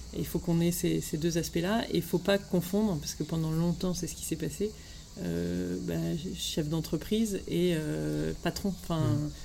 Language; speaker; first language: French; native; French